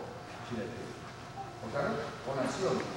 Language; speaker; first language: Japanese; native; Japanese